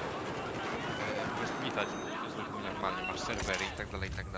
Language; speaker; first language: Polish; native; Polish